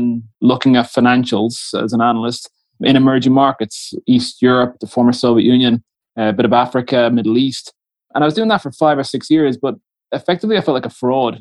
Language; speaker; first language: English; native; English